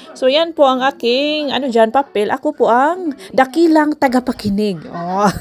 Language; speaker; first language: Filipino; non-native, local second language; Cebuano